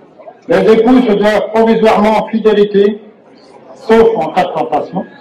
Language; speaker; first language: French; native; French